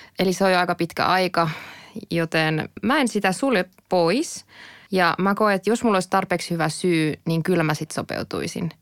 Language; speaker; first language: Finnish; native; Finnish